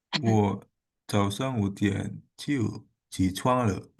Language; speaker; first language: Chinese; non-native, learner; Indonesian